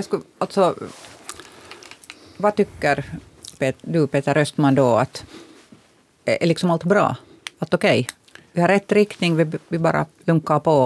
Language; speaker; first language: Swedish; native; Swedish